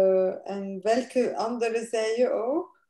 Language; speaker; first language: Dutch; non-native, fluent; Arabic